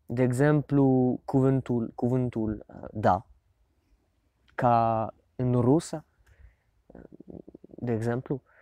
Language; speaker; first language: Romanian; non-native, learner; French